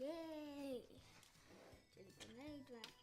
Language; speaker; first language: Welsh; non-native, local second language; English